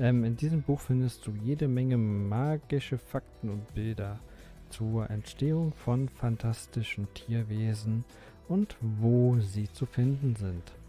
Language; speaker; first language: German; native; German